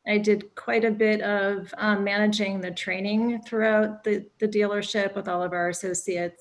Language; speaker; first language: English; native; English